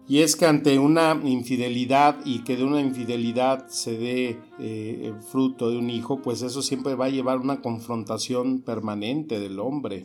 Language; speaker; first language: Spanish; native; Spanish